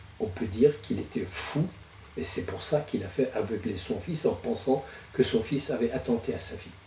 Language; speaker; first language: French; non-native, fluent; Persian